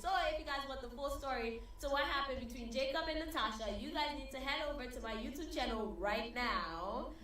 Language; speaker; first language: English; early bilingual, other home language; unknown